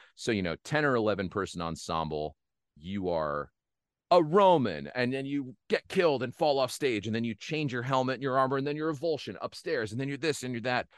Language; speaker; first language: English; native; English